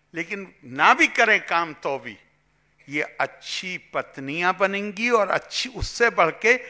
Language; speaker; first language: Hindi; native; Hindi